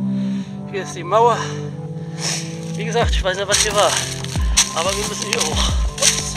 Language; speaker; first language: German; native; German